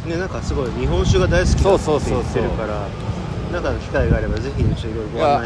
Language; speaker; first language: Japanese; native; Japanese